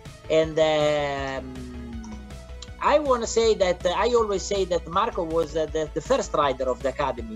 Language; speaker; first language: English; non-native, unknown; Italian